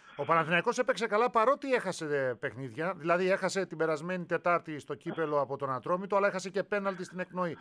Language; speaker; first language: Greek; native; Greek